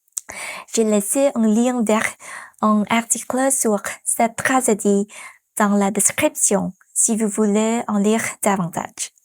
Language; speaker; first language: French; non-native, fluent; Vietnamese